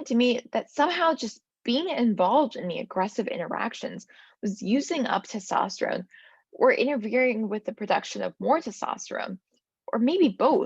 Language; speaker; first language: English; native; English